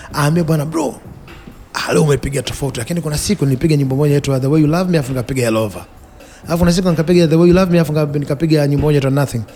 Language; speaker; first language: Swahili; native; Swahili